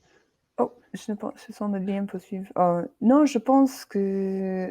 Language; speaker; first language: French; non-native, fluent; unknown